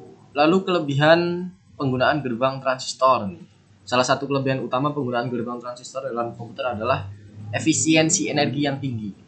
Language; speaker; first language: Indonesian; native; Indonesian